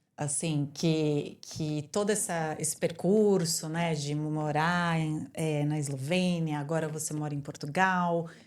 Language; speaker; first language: Portuguese; native; Portuguese